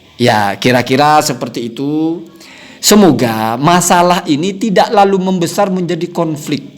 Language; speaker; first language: Indonesian; non-native, local second language; Madurese